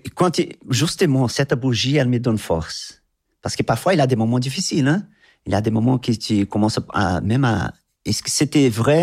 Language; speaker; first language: French; non-native, fluent; Portuguese